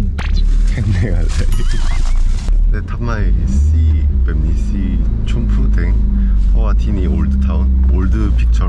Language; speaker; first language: Thai; non-native, learner; Korean